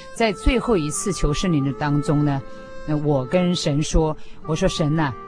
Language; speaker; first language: Chinese; native; Chinese